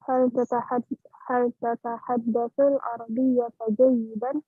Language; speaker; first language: Arabic; non-native, learner; Indonesian